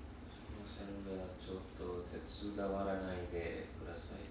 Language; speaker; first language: Japanese; non-native, learner; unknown